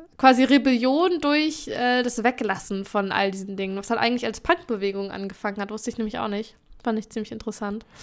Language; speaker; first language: German; native; German